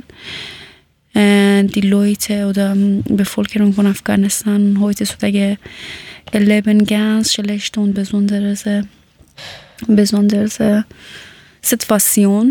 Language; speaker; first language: German; non-native, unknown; Persian